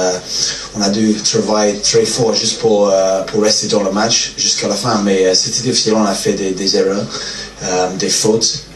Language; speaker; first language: French; non-native, fluent; English